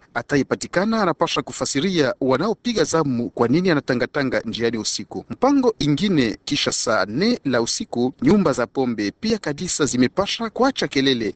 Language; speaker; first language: Swahili; non-native, local second language; Luba-Lulua